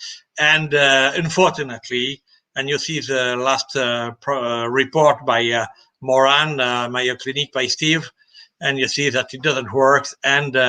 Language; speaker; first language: English; non-native, fluent; French